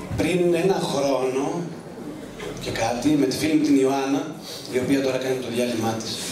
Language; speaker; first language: Greek; native; Greek